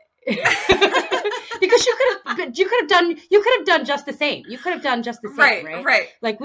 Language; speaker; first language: English; native; English